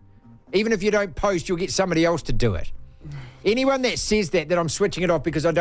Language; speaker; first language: English; native; English